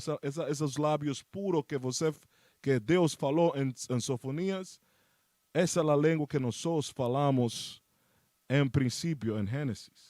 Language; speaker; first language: Portuguese; non-native, fluent; Spanish